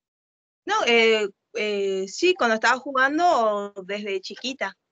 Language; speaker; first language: Spanish; native; Spanish